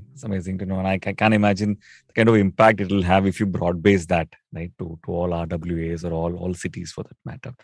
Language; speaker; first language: English; non-native, local second language; Tamil